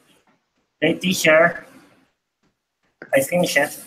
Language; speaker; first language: English; non-native, learner; Spanish